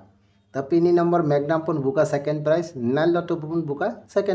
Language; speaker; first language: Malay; non-native, local second language; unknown